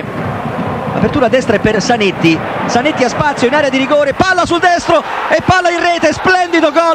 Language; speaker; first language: Italian; native; Italian